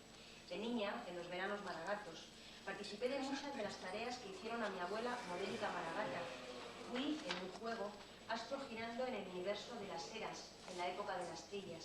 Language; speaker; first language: Spanish; native; Spanish